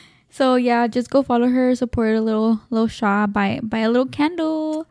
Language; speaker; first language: English; early bilingual, other home language; Spanish